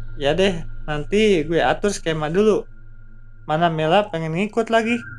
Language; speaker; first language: Indonesian; native; Indonesian